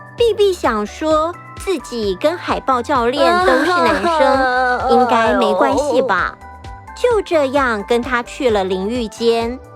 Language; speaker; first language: Chinese; native; Chinese